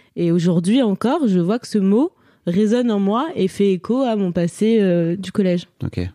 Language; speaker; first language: French; native; French